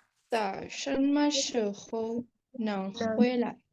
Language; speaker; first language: Chinese; non-native, learner; Urdu